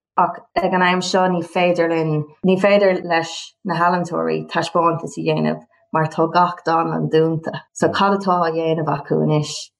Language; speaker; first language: Irish; non-native, local second language; English